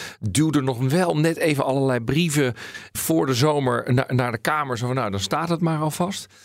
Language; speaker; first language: Dutch; native; Dutch